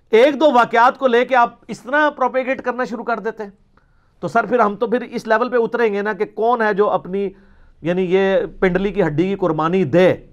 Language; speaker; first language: Urdu; non-native, local second language; Punjabi